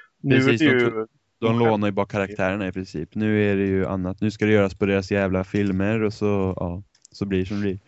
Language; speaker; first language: Swedish; native; Swedish